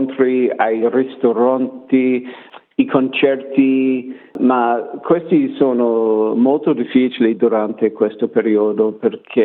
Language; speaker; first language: Italian; non-native, learner; English